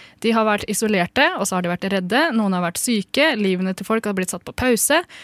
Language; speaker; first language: Norwegian; early bilingual, other home language; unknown